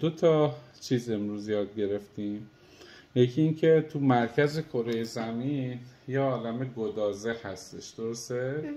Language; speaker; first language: Persian; native; Persian